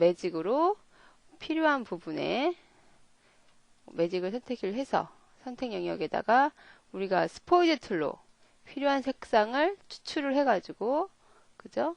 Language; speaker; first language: Korean; native; Korean